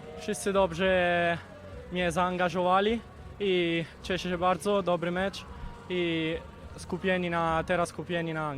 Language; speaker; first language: Polish; early bilingual, heritage; Polish